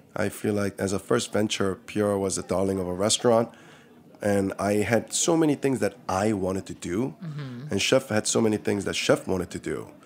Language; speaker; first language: English; early bilingual, other home language; Korean